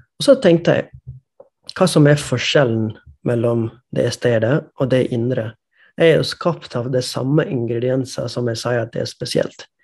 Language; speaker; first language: Norwegian; non-native, fluent; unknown